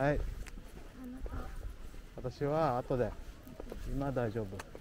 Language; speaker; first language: Japanese; non-native, learner; Indonesian